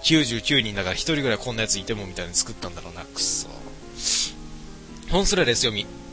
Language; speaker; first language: Japanese; native; Japanese